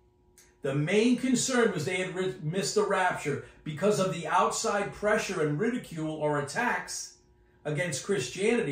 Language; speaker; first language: English; native; English